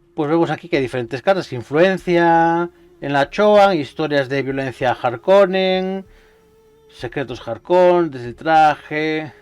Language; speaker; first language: Spanish; native; Spanish